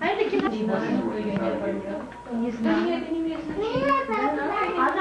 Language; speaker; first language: Russian; native; Russian